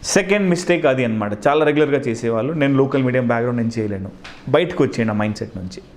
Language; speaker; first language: Telugu; non-native, local second language; Hindi